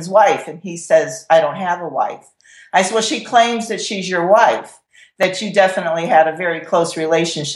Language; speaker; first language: English; native; English